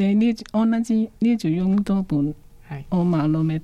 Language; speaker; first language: Japanese; non-native, fluent; Chinese